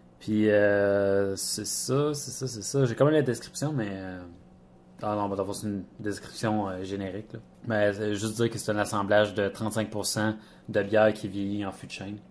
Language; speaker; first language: French; native; French